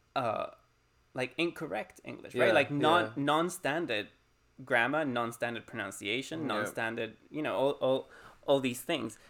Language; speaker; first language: English; early bilingual, other home language; Spanish